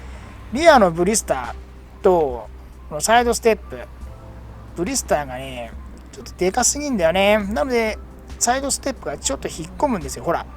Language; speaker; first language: Japanese; native; Japanese